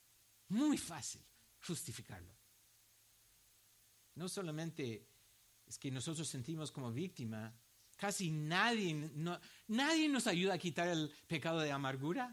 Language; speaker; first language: Spanish; non-native, fluent; English